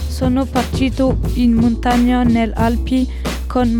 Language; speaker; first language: Italian; non-native, learner; French